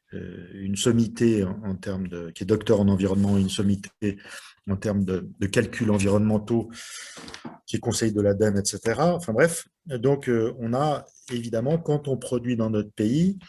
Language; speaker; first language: French; native; French